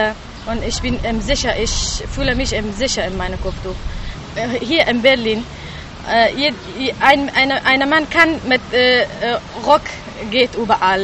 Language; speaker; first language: German; non-native, learner; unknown